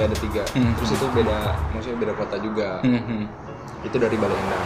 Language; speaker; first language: Indonesian; native; Indonesian